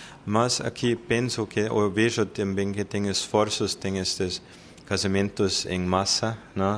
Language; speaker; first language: Portuguese; non-native, fluent; German